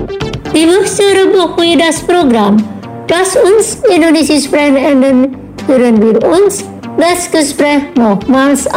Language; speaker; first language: German; non-native, learner; Indonesian